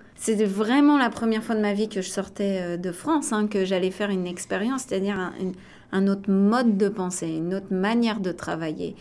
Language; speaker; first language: French; native; French